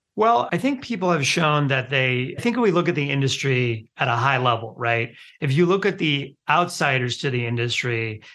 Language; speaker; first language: English; early bilingual, other home language; Hindi